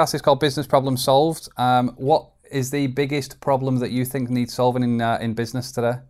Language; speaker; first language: English; native; English